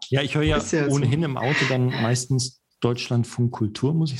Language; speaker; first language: German; native; German